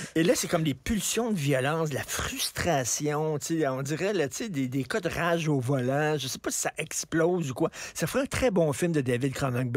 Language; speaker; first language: French; native; French